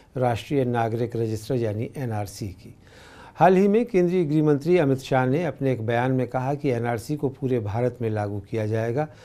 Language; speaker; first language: Hindi; native; Hindi